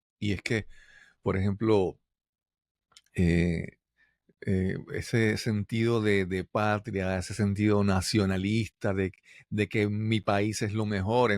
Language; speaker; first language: Spanish; native; Spanish